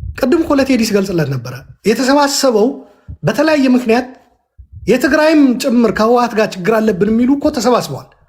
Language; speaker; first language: Amharic; non-native, local second language; Tigrinya